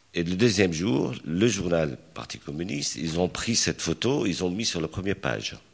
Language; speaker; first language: French; non-native, local second language; Arabic